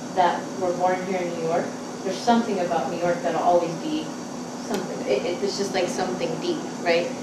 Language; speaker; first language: English; native; English